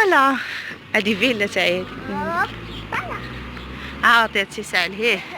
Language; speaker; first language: Arabic; native; Arabic